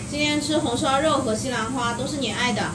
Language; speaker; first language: Chinese; native; Chinese